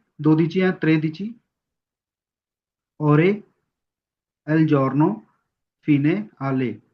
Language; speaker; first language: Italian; non-native, fluent; Hindi